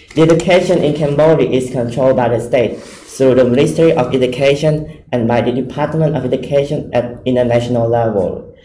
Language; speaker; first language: English; non-native, fluent; Khmer